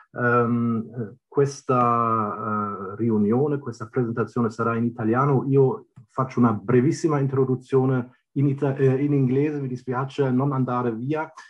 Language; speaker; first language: Italian; non-native, fluent; German